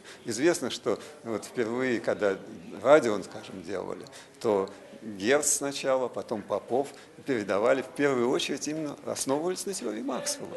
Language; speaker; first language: Russian; native; Russian